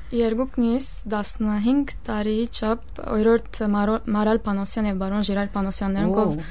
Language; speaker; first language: Armenian; early bilingual, heritage; Armenian